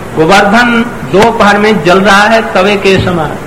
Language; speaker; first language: Hindi; non-native, local second language; Bangla